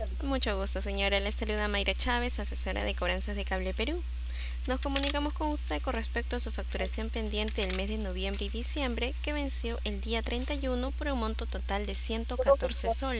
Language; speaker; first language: Spanish; native; Spanish